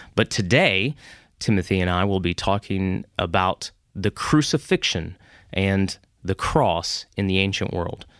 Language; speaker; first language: English; native; English